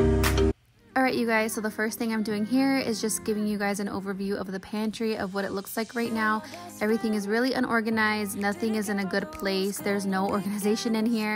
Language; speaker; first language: English; native; English